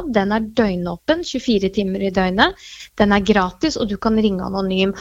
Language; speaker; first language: Norwegian; native; Norwegian